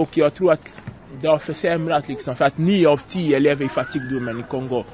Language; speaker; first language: Swedish; non-native, fluent; French